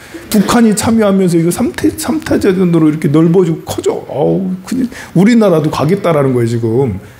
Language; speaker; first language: Korean; native; Korean